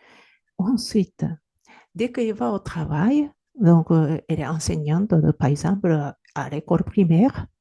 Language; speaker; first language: French; non-native, fluent; Japanese